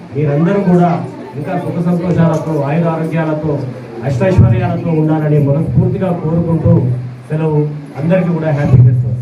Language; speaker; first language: Telugu; non-native, local second language; Lambadi